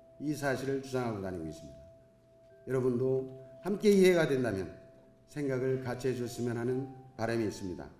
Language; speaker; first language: Korean; native; Korean